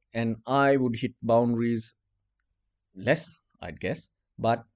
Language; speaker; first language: English; non-native, local second language; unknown